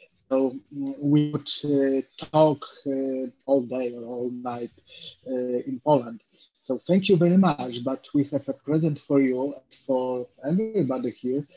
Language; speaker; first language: English; non-native, fluent; Polish